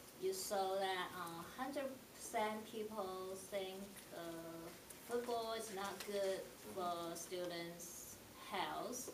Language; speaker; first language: English; non-native, learner; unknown